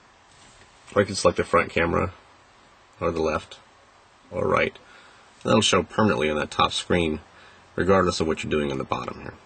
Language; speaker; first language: English; native; English